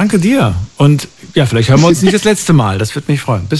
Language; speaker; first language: German; native; German